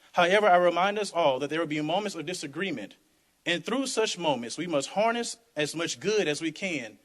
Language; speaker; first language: English; native; English